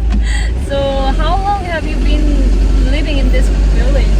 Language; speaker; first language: English; non-native, learner; Korean